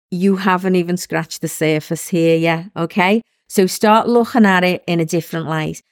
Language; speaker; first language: English; native; English